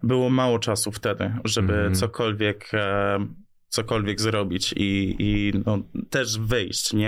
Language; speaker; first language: Polish; early bilingual, heritage; English